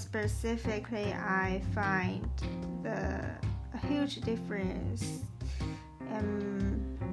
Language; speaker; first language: English; non-native, fluent; Chinese